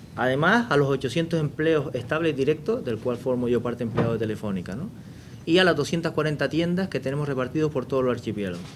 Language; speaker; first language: Spanish; native; Spanish